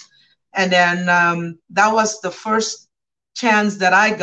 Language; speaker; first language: English; non-native, fluent; Papiamento